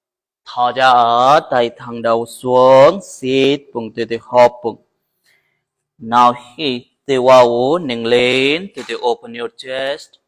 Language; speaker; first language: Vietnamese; non-native, learner; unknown